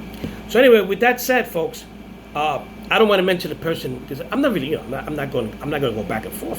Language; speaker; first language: English; native; English